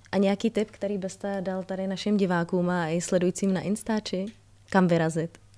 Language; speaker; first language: Czech; native; Czech